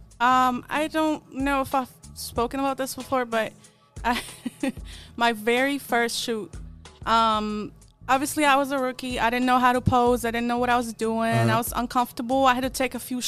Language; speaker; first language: English; non-native, fluent; Polish